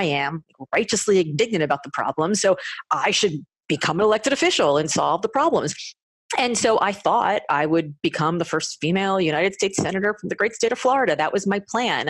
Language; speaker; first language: English; native; English